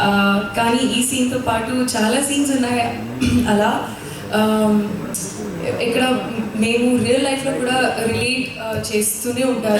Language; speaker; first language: Telugu; non-native, local second language; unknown